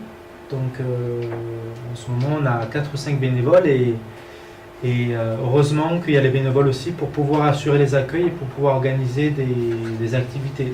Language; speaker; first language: French; native; French